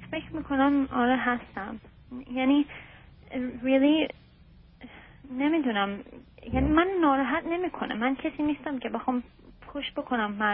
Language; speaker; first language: Persian; early bilingual, heritage; Persian